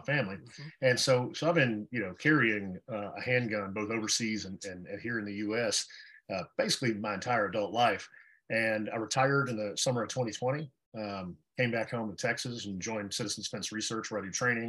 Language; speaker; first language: English; native; English